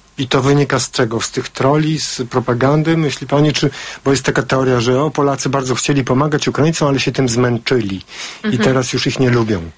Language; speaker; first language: Polish; native; Polish